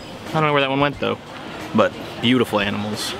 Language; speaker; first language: English; native; English